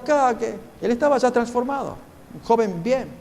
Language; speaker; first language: Spanish; native; Spanish